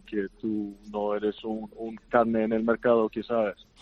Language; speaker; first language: Spanish; non-native, fluent; Icelandic